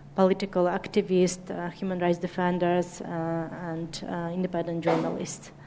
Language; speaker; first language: English; non-native, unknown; Uzbek